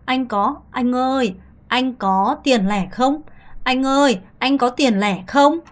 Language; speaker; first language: Vietnamese; non-native, fluent; Korean